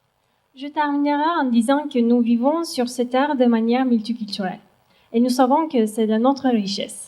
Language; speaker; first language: French; non-native, learner; Turkish